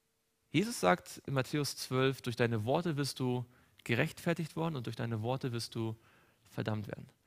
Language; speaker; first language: German; native; German